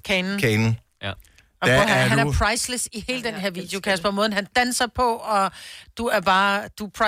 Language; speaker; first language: Danish; native; Danish